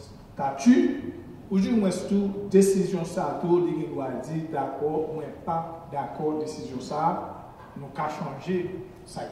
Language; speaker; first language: French; non-native, local second language; Haitian Creole